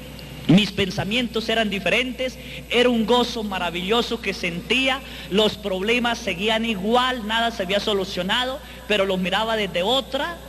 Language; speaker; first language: Spanish; native; Spanish